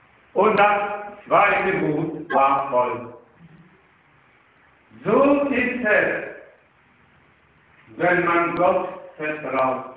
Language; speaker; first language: German; non-native, fluent; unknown